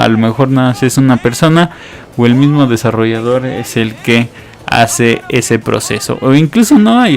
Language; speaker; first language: Spanish; native; Spanish